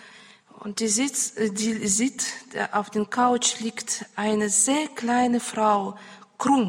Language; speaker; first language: German; non-native, learner; Russian